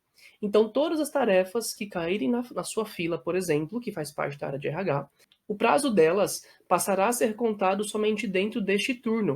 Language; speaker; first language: Portuguese; native; Portuguese